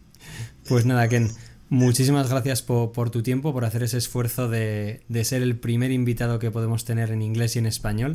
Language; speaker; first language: Spanish; native; Spanish